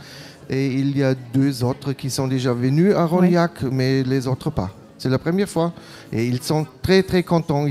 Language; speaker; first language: French; non-native, learner; German